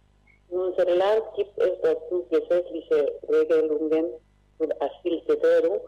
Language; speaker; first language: German; non-native, learner; Spanish